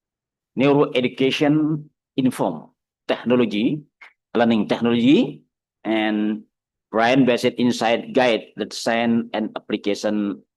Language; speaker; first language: English; non-native, fluent; Indonesian